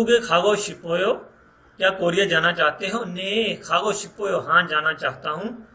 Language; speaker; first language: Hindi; non-native, local second language; Punjabi